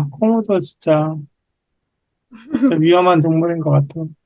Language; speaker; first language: Korean; native; Korean